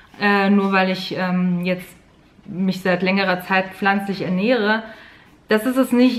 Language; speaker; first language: German; native; German